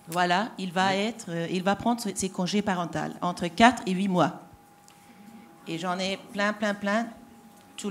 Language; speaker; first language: French; non-native, fluent; Swedish